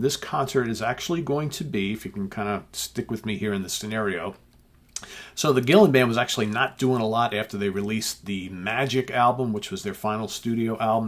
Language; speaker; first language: English; native; English